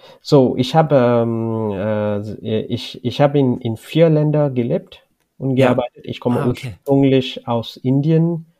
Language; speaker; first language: German; non-native, learner; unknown